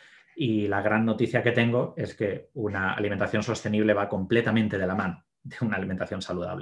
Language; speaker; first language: Spanish; native; Spanish